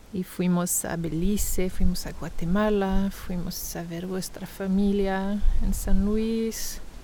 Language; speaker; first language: Spanish; non-native, fluent; French